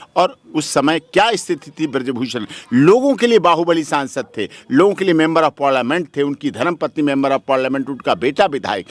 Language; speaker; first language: Hindi; native; Hindi